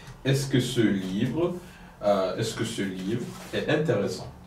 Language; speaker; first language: French; non-native, fluent; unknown